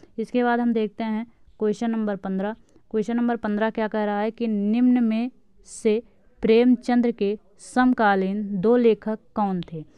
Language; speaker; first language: Hindi; native; Hindi